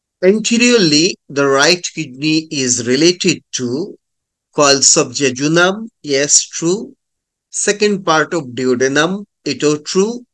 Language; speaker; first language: English; non-native, local second language; Bangla